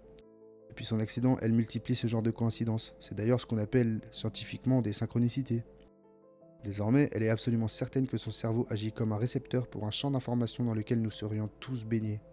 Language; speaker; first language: French; native; French